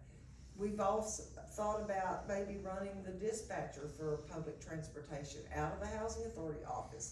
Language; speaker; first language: English; native; English